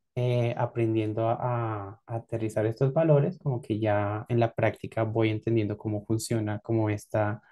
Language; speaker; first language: Spanish; native; Spanish